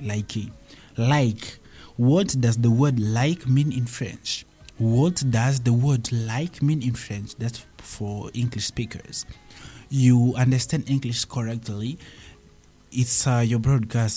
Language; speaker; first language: English; non-native, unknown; Swahili